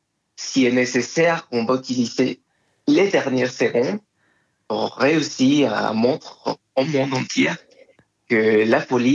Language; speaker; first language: French; non-native, fluent; Spanish